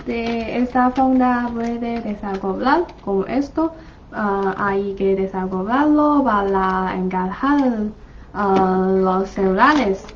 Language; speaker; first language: Spanish; non-native, learner; Chinese